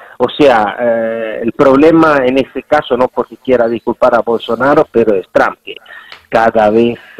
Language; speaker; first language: Spanish; non-native, fluent; Italian